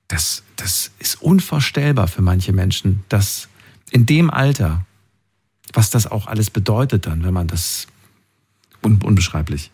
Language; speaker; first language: German; native; German